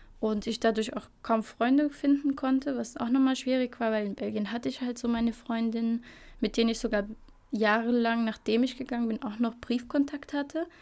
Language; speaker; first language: German; early bilingual, other home language; Albanian